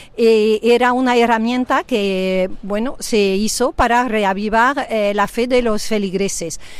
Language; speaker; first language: Spanish; non-native, fluent; French